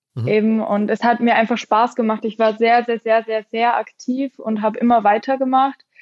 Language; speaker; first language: German; native; German